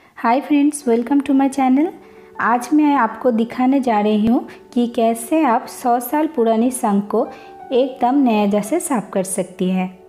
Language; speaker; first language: Hindi; non-native, local second language; Bangla